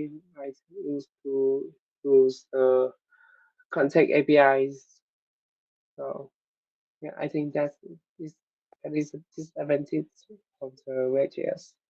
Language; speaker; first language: English; non-native, learner; Vietnamese